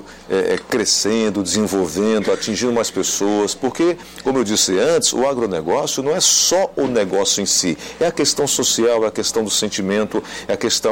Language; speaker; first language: Portuguese; native; Portuguese